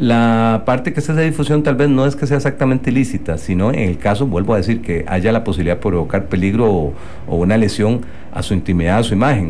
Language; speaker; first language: Spanish; native; Spanish